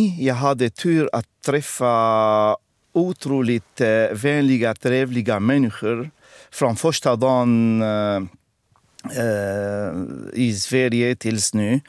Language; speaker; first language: Swedish; non-native, fluent; Arabic